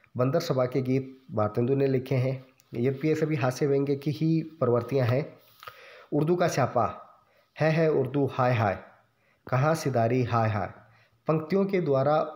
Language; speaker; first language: Hindi; native; Hindi